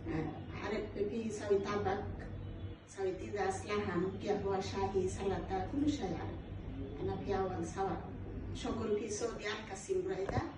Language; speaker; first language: Arabic; non-native, learner; Bangla